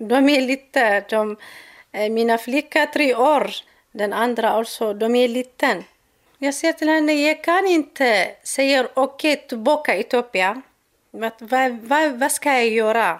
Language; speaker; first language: Swedish; non-native, learner; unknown